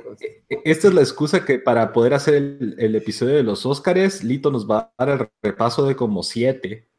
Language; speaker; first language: Spanish; native; Spanish